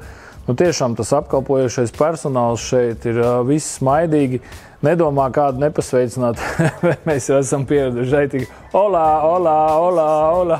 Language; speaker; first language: Latvian; native; Latvian